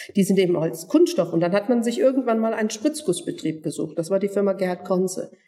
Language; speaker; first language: German; non-native, fluent; Turkish